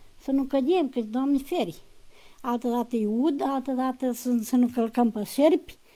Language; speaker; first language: Romanian; native; Romanian